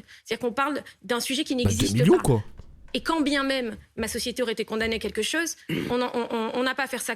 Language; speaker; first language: French; native; French